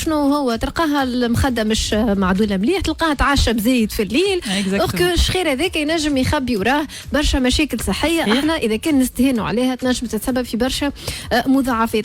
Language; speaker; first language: Arabic; native; Arabic